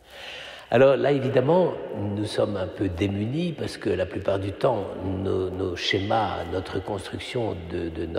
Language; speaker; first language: French; native; French